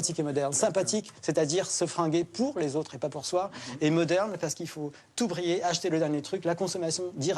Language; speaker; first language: French; native; French